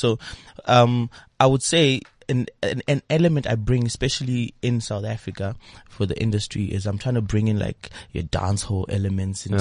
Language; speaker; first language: English; non-native, local second language; Shona